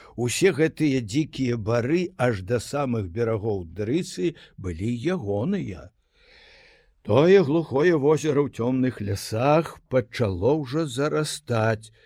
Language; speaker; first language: Belarusian; native; Belarusian